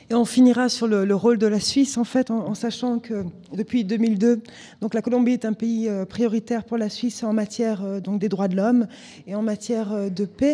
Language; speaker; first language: French; native; French